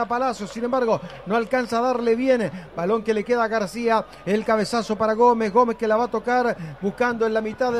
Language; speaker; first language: Spanish; native; Spanish